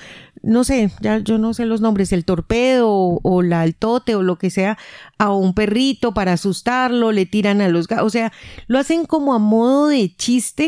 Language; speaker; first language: Spanish; native; Spanish